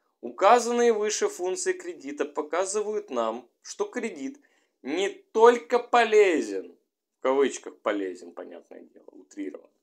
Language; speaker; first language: Russian; native; Russian